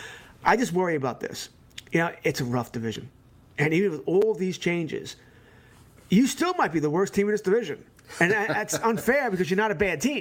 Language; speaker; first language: English; native; English